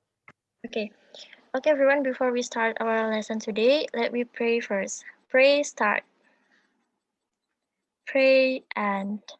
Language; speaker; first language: English; non-native, learner; Indonesian